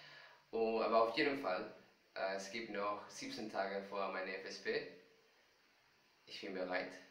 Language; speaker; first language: German; non-native, fluent; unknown